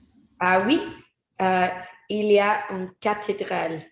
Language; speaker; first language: French; non-native, learner; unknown